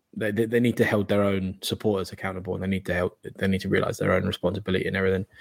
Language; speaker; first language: English; native; English